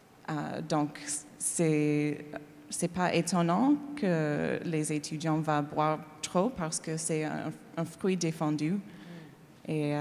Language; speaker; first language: French; non-native, learner; English